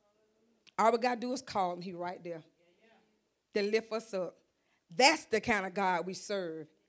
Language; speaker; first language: English; native; English